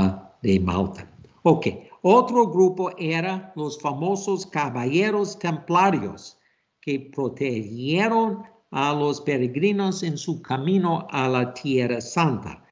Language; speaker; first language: Spanish; non-native, fluent; English